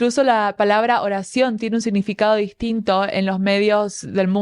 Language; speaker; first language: Spanish; native; Spanish